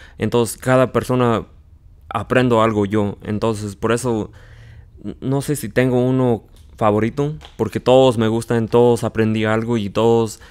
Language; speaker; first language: Spanish; early bilingual, heritage; Spanish